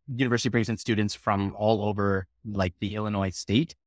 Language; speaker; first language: English; native; English